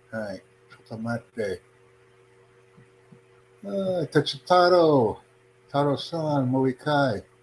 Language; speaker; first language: Japanese; non-native, learner; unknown